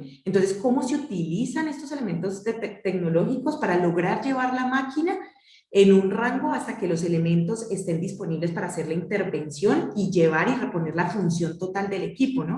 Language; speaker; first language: Spanish; native; Spanish